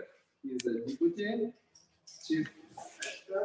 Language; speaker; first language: English; non-native, learner; Russian